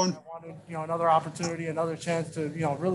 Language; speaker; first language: English; native; English